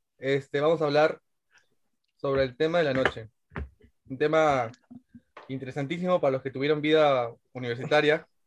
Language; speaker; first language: Spanish; native; Spanish